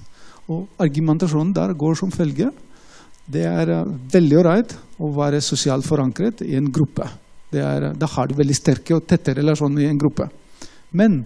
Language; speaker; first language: Norwegian; non-native, fluent; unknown